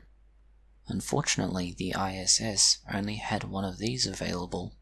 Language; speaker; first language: English; native; English